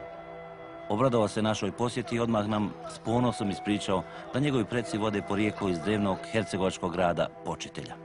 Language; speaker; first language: Bosnian; native; Bosnian